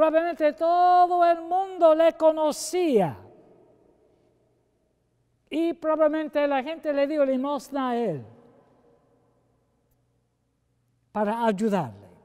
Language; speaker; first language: Spanish; non-native, fluent; English